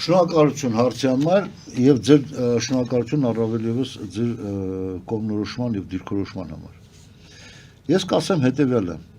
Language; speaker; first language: Armenian; native; Armenian